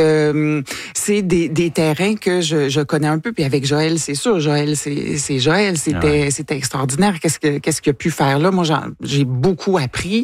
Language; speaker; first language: French; native; French